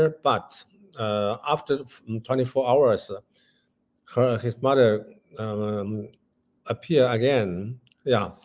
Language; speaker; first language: English; non-native, learner; Chinese